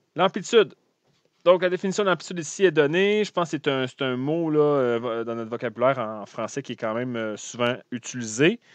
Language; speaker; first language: French; native; French